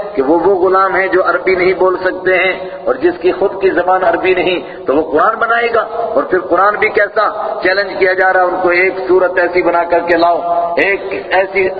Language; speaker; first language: Urdu; non-native, local second language; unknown